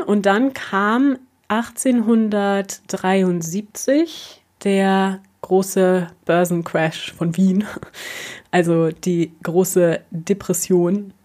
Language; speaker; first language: German; native; German